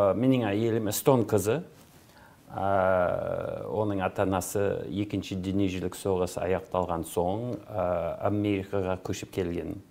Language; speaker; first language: Kazakh; non-native, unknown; English